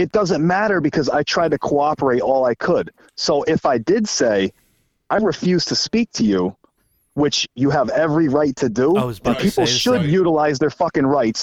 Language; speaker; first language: English; native; English